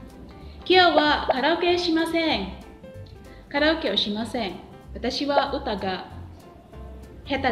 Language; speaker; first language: Japanese; non-native, fluent; Indonesian